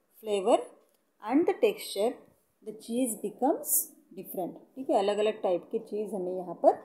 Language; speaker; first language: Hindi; non-native, local second language; Marathi